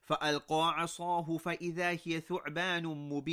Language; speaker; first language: Arabic; non-native, fluent; English